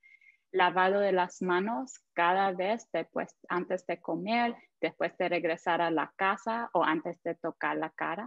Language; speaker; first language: Spanish; non-native, fluent; English